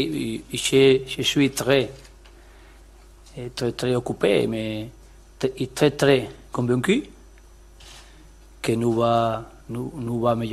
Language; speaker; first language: French; non-native, learner; Spanish